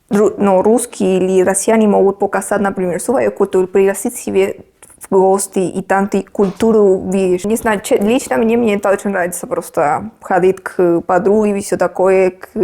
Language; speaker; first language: Russian; non-native, fluent; Spanish